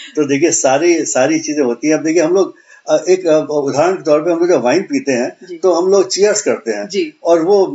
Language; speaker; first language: Hindi; native; Hindi